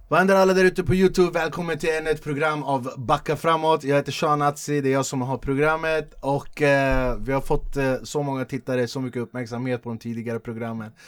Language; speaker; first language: Swedish; early bilingual, other home language; Kurdish